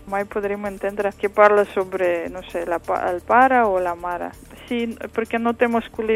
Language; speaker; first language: Catalan; non-native, fluent; Tatar